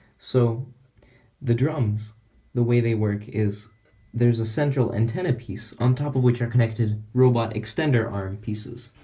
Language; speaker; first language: English; native; English